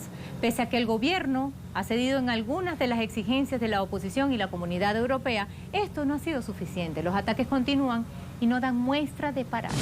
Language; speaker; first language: Spanish; native; Spanish